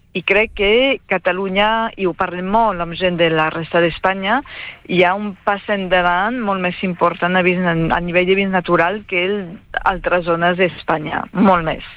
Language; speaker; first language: Catalan; non-native, fluent; French